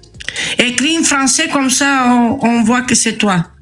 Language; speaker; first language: French; non-native, learner; Romanian